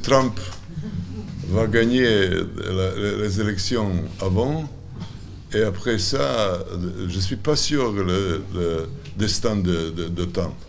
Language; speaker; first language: French; non-native, learner; Serbian